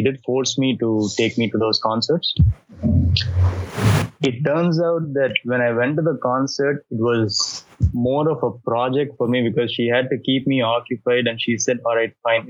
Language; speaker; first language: English; non-native, local second language; Tamil